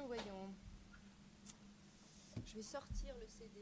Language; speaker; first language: French; native; French